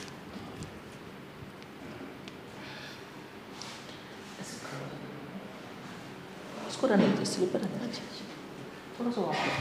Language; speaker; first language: Hindi; native; Hindi